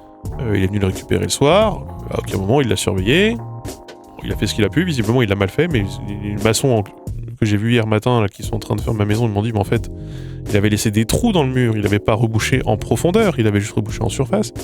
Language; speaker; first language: French; native; French